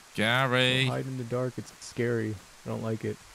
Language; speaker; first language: English; native; English